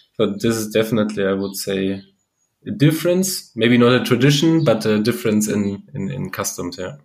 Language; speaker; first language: English; non-native, fluent; German